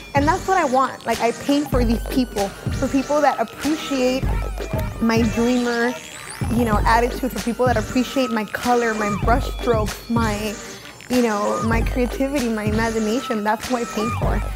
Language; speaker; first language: English; native; English